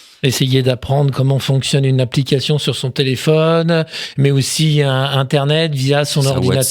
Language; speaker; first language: French; native; French